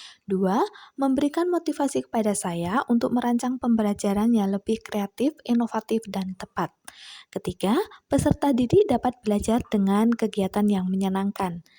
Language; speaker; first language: Indonesian; native; Indonesian